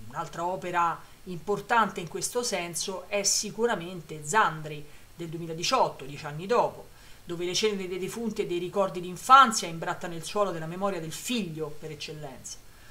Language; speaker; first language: Italian; native; Italian